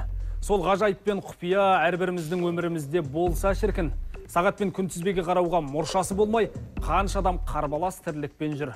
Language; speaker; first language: Kazakh; native; Kazakh